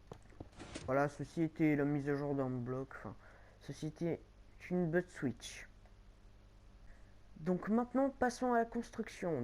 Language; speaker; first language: French; native; French